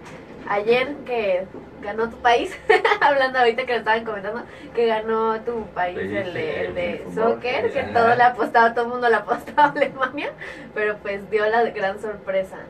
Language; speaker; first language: Spanish; native; Spanish